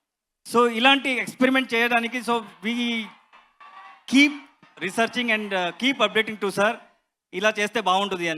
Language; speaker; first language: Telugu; non-native, learner; Kannada